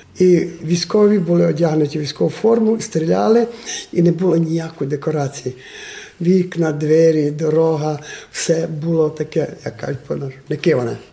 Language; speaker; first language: Ukrainian; non-native, local second language; Romanian